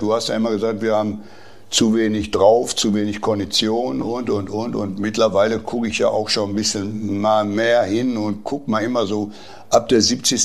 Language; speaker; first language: German; native; German